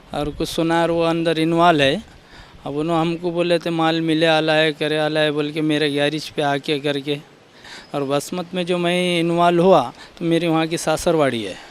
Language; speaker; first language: Hindi; non-native, local second language; Marathi